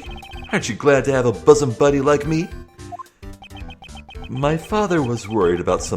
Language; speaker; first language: English; native; English